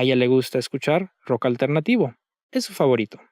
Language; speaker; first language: Spanish; native; Spanish